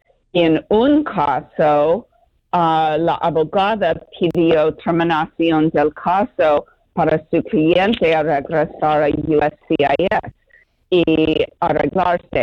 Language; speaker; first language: Spanish; non-native, fluent; English